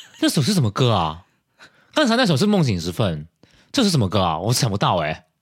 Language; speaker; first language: Chinese; non-native, local second language; Cantonese